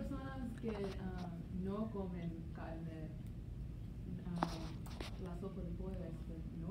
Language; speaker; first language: Spanish; non-native, learner; English